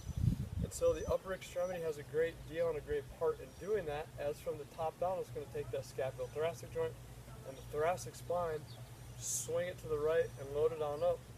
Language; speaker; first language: English; native; English